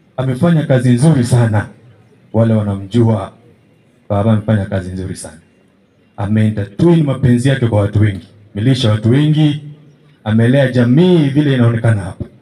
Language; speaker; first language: Swahili; non-native, local second language; Gusii